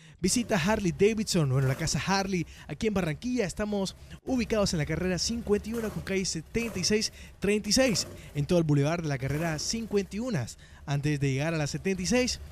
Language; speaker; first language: Spanish; native; Spanish